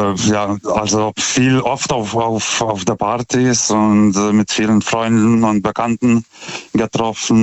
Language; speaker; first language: German; non-native, fluent; Lithuanian